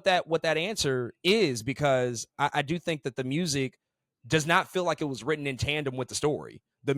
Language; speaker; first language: English; native; English